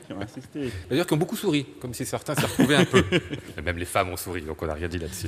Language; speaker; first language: French; native; French